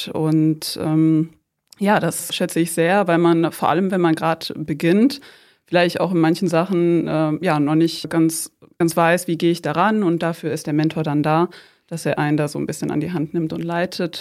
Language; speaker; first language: German; native; German